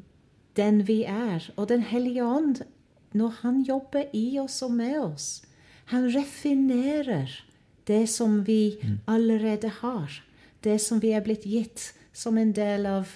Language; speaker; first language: Norwegian; non-native, fluent; English